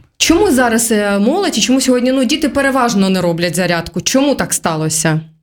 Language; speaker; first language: Ukrainian; native; Ukrainian